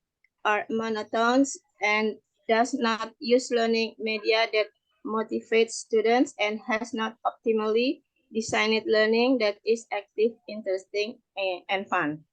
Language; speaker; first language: English; non-native, learner; Indonesian